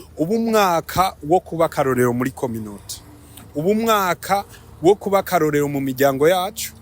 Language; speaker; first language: Rundi; early bilingual, heritage; Rundi